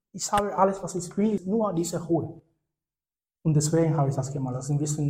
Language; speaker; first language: German; non-native, fluent; Spanish